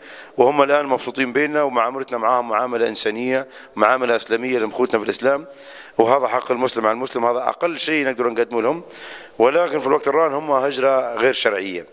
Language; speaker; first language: Arabic; native; Arabic